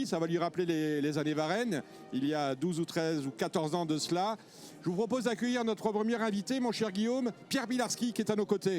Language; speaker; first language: French; native; French